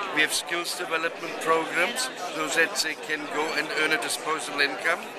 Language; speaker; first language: English; non-native, fluent; German